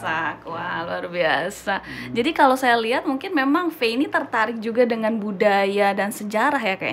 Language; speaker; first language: Indonesian; native; Indonesian